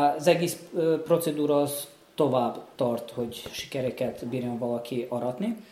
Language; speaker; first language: Hungarian; native; Hungarian